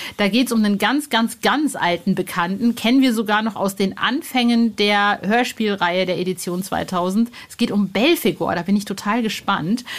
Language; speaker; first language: German; native; German